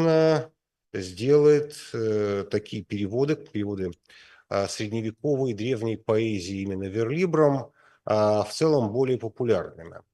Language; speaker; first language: Russian; native; Russian